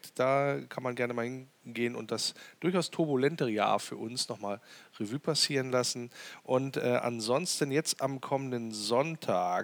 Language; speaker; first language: German; native; German